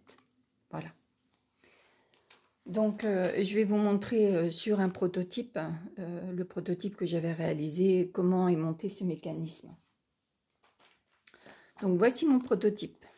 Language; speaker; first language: French; native; French